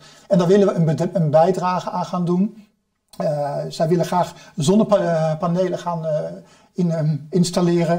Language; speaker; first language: Dutch; native; Dutch